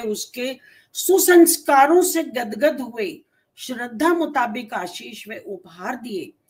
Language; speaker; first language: Hindi; native; Hindi